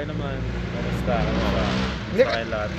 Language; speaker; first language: Filipino; native; Filipino